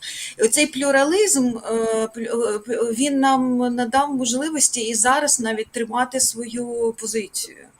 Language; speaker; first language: Ukrainian; native; Ukrainian